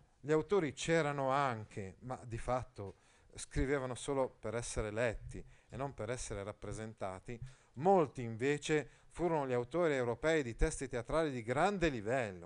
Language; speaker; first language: Italian; native; Italian